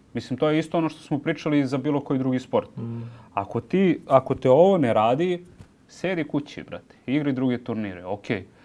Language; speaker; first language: Serbian; native; Serbian